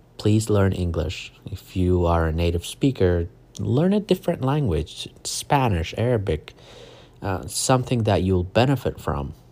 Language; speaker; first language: English; non-native, fluent; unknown